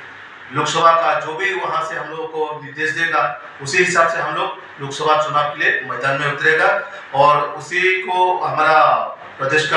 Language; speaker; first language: Hindi; non-native, local second language; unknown